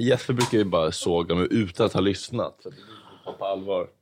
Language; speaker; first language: Swedish; native; Swedish